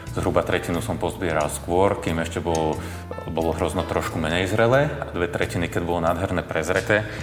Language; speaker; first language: Slovak; native; Slovak